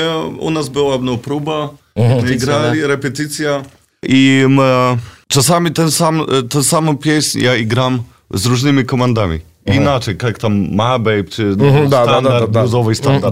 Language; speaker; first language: Russian; non-native, learner; Polish